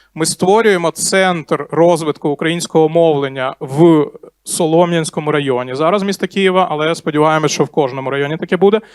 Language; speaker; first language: Ukrainian; non-native, local second language; Russian